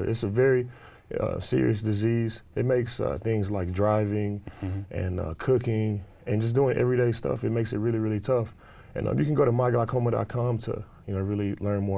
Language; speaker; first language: English; native; English